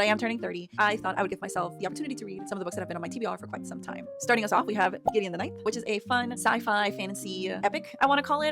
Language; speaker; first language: English; native; English